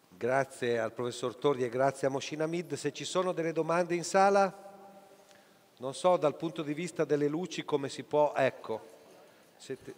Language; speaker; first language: Italian; native; Italian